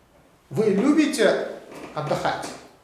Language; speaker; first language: Russian; non-native, local second language; Uzbek